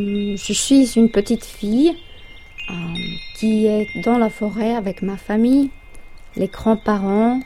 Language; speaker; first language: French; non-native, fluent; Finnish